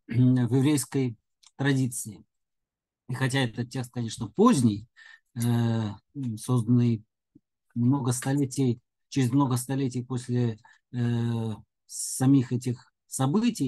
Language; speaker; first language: Russian; native; Russian